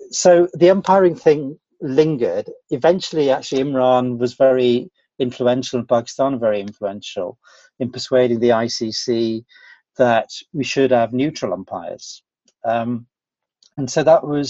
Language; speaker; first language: English; native; English